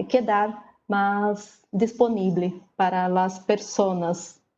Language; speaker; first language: Spanish; non-native, learner; Portuguese